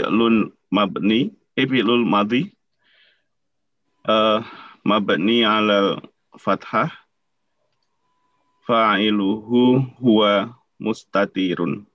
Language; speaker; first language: Arabic; non-native, learner; Indonesian